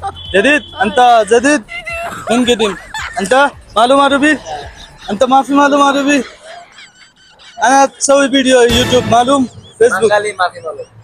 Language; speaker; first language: Arabic; non-native, learner; Bangla